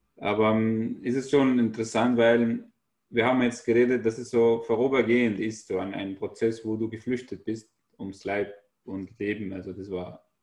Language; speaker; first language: German; non-native, fluent; Arabic